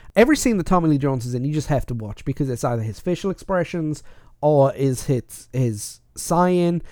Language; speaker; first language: English; native; English